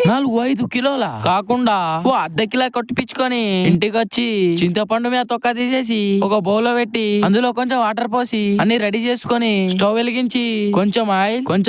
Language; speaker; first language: Telugu; native; Telugu